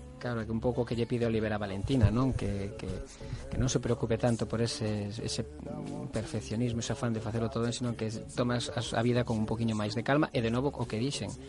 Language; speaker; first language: Galician; native; Galician